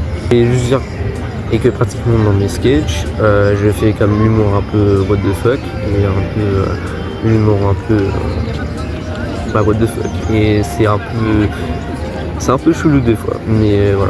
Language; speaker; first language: French; early bilingual, other home language; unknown